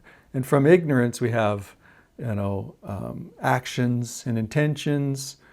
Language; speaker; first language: English; native; English